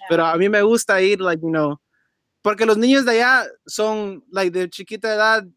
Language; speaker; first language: Spanish; early bilingual, heritage; Spanish